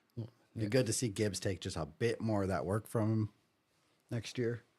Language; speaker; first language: English; native; English